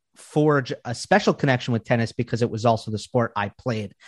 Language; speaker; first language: English; native; English